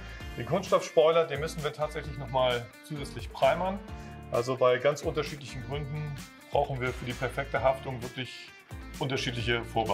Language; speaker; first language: German; native; German